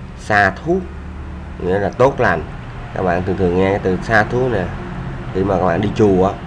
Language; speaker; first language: Vietnamese; non-native, local second language; Khmer